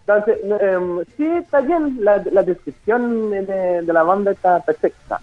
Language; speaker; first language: Spanish; non-native, fluent; French